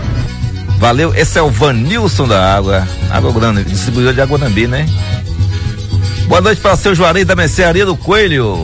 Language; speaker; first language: Portuguese; native; Portuguese